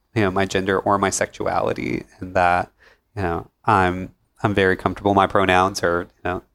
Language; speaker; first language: English; native; English